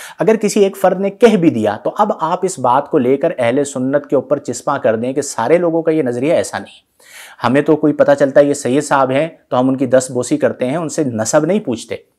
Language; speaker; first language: Urdu; native; Urdu